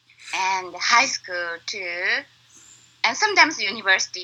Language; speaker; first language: English; non-native, learner; Japanese